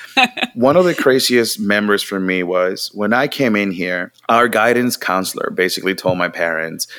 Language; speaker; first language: English; non-native, fluent; Spanish